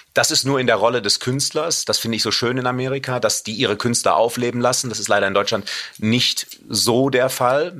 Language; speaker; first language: German; native; German